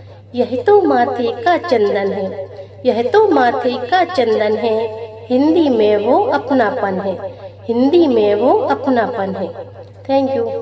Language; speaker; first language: Hindi; native; Hindi